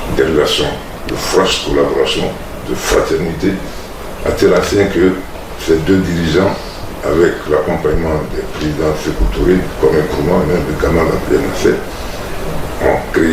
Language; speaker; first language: French; non-native, local second language; Bambara